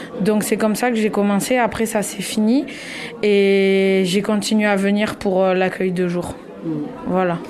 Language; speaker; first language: French; native; French